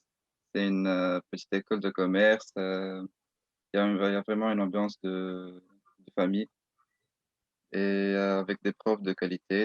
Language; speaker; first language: French; non-native, local second language; Arabic